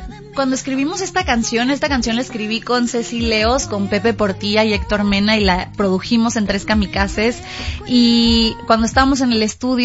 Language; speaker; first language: Spanish; native; Spanish